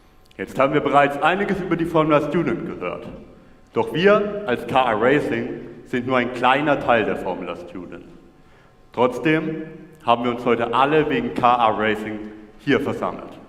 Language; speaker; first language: German; native; German